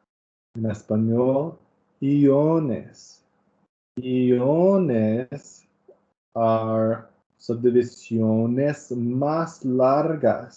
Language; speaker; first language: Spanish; non-native, learner; English